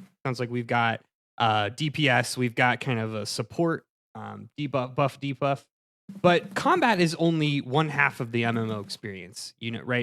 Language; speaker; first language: English; native; English